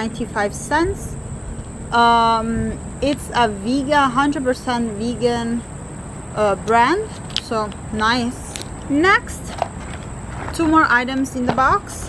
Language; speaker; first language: English; non-native, fluent; Italian